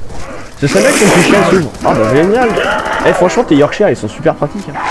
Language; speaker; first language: French; native; French